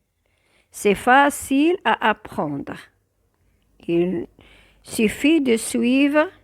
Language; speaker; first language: French; non-native, local second language; Arabic